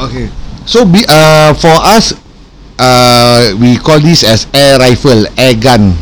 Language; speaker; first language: English; non-native, local second language; Malay